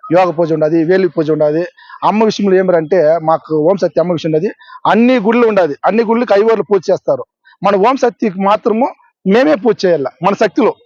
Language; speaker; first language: Telugu; native; Telugu